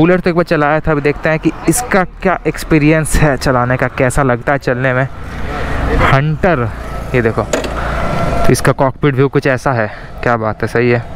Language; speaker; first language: Hindi; non-native, local second language; Bangla